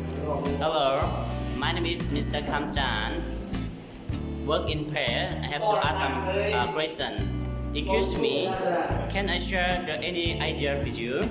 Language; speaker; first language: English; non-native, learner; Lao